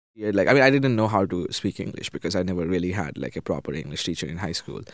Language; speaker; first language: English; non-native, fluent; Japanese